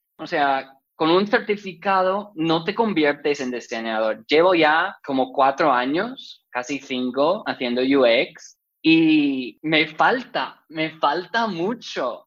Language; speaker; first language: Spanish; non-native, fluent; English